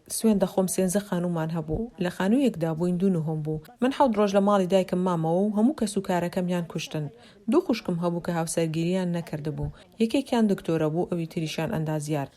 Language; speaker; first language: Central Kurdish; non-native, local second language; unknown